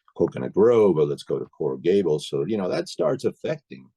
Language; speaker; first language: English; native; English